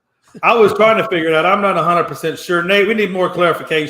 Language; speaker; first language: English; native; English